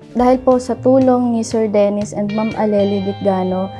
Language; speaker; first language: Filipino; native; Filipino